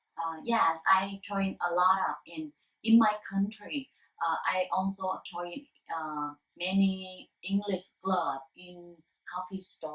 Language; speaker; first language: English; non-native, learner; Vietnamese